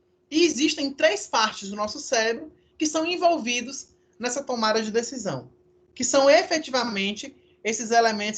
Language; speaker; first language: Portuguese; native; Portuguese